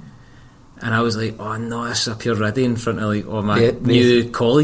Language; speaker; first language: English; native; English